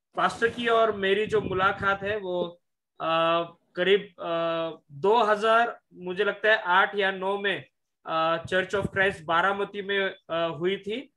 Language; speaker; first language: Hindi; non-native, local second language; Marathi